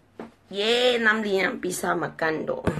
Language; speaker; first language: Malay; non-native, learner; Thai